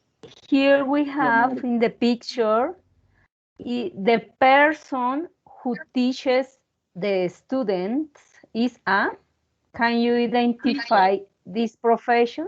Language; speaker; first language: English; non-native, learner; Spanish